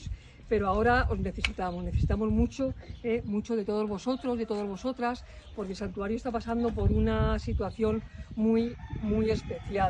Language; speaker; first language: Spanish; native; Spanish